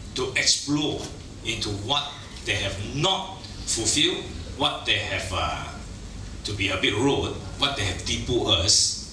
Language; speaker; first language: English; non-native, local second language; Chinese